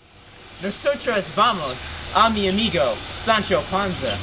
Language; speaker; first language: Spanish; non-native, learner; English